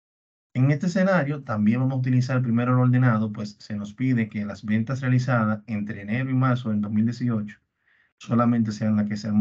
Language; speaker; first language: Spanish; native; Spanish